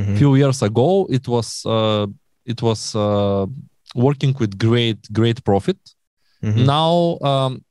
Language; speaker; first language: English; non-native, learner; Bulgarian